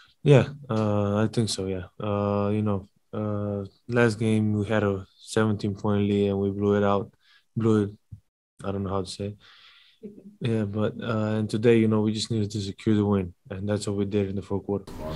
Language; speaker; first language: English; non-native, fluent; Slovenian